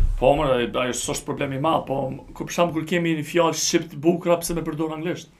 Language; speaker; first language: Albanian; early bilingual, heritage; Albanian